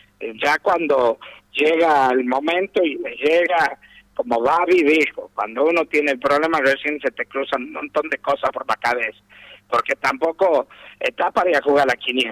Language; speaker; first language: Spanish; native; Spanish